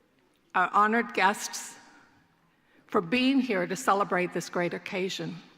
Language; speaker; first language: English; native; English